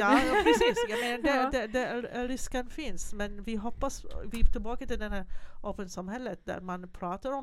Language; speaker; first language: Swedish; non-native, fluent; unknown